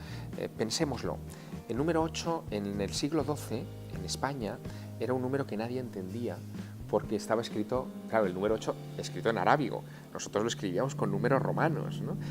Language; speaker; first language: Spanish; native; Spanish